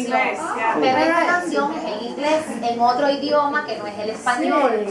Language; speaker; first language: Spanish; non-native, fluent; English